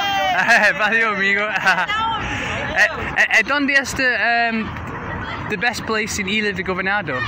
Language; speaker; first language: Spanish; non-native, learner; English